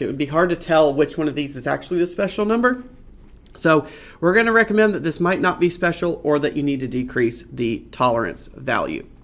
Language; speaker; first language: English; native; English